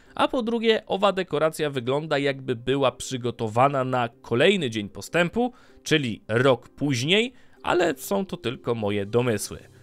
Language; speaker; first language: Polish; native; Polish